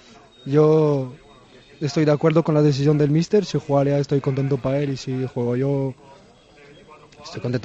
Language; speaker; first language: Spanish; non-native, learner; French